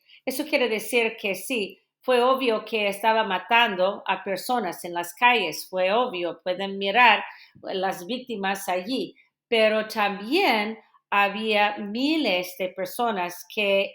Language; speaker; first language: Spanish; non-native, fluent; English